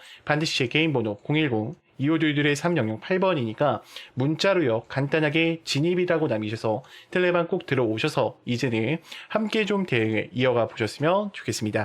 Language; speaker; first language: Korean; native; Korean